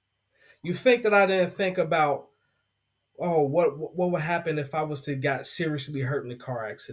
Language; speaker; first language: English; native; English